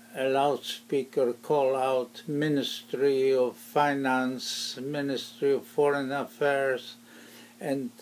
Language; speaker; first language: English; non-native, fluent; Ukrainian